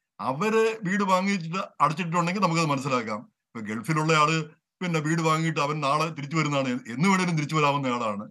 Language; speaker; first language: Malayalam; native; Malayalam